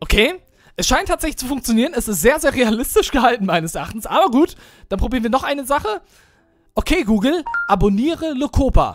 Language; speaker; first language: German; native; German